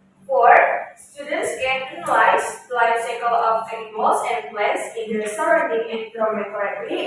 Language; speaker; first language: English; non-native, learner; Indonesian